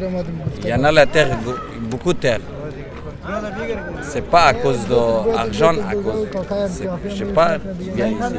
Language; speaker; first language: French; non-native, learner; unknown